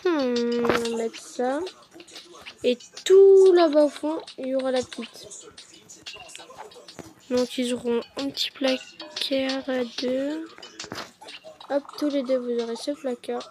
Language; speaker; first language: French; native; French